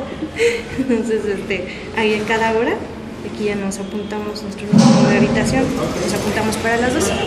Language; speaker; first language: Spanish; native; Spanish